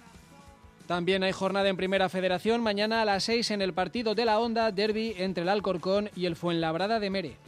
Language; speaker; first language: Spanish; native; Spanish